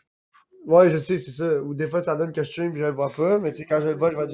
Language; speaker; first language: French; native; French